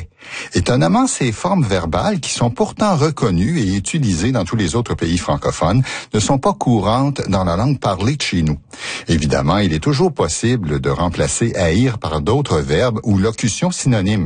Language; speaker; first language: French; native; French